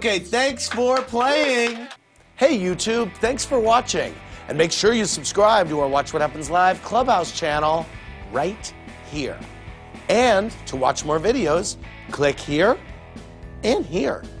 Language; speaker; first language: English; native; English